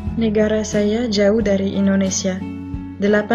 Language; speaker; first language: Indonesian; non-native, fluent; French